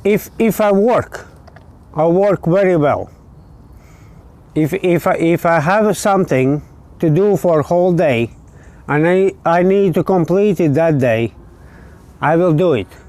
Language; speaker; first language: English; non-native, learner; Latvian